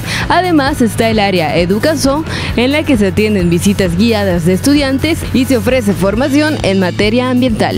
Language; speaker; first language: Spanish; native; Spanish